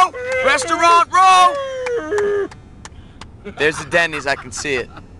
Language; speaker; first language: English; native; English